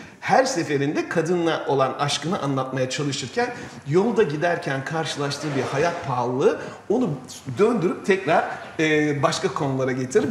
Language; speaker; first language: Turkish; native; Turkish